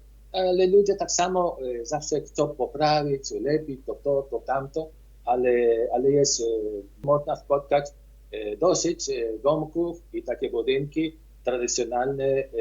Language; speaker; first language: Polish; early bilingual, heritage; Polish